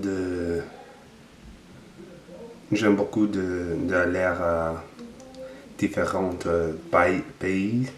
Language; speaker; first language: French; non-native, learner; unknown